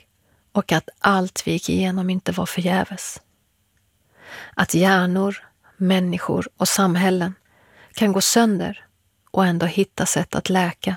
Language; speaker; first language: Swedish; early bilingual, other home language; Persian